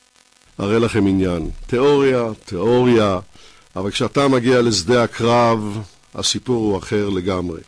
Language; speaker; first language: Hebrew; native; Hebrew